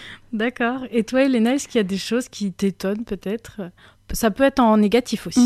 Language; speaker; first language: French; native; French